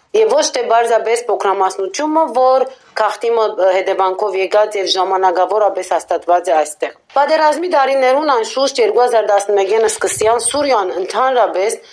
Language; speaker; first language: Armenian; native; Armenian